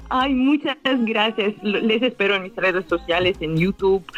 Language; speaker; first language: Spanish; non-native, fluent; Russian